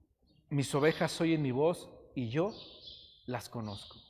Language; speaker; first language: Spanish; native; Spanish